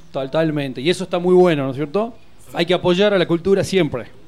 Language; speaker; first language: Spanish; native; Spanish